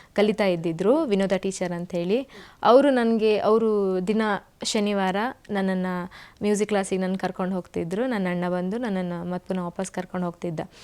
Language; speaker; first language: Kannada; native; Kannada